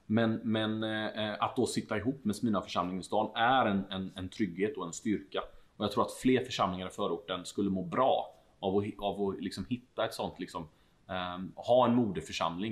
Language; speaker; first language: Swedish; native; Swedish